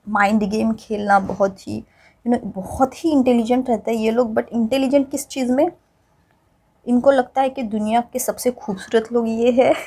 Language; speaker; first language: Hindi; non-native, local second language; Marathi